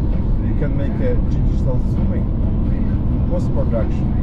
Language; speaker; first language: English; non-native, learner; German